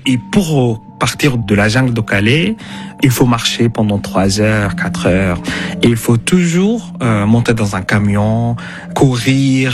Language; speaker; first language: French; non-native, fluent; Arabic